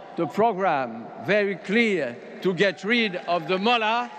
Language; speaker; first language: English; non-native, fluent; French